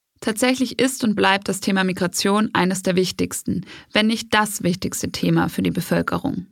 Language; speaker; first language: German; native; German